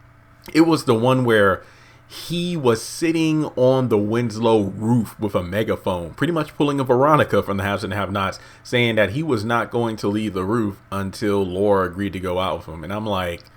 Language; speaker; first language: English; native; English